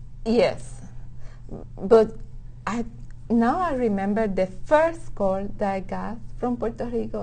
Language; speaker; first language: English; non-native, local second language; Spanish